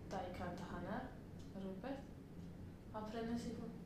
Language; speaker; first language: Welsh; non-native, learner; Spanish